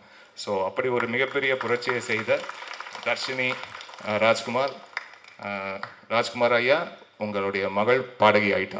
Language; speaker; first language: Tamil; native; Tamil